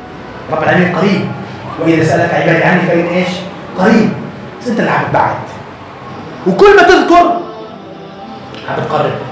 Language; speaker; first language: Arabic; native; Arabic